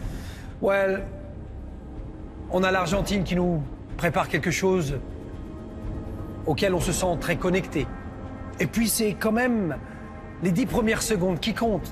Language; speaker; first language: French; native; French